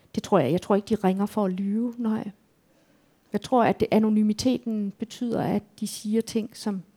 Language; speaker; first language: Danish; native; Danish